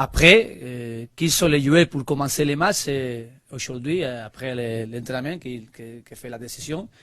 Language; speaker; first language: French; non-native, learner; Spanish